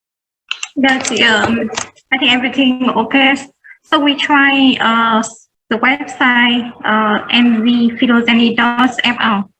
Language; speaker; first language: English; non-native, learner; Vietnamese